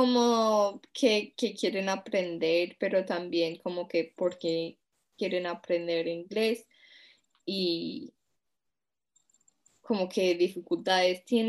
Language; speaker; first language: Spanish; non-native, fluent; English